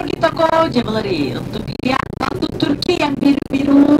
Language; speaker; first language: Indonesian; non-native, fluent; Turkish